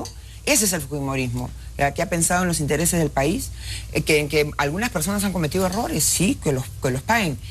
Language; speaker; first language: Spanish; native; Spanish